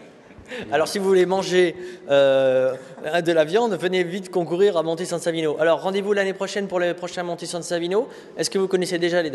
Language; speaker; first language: French; native; French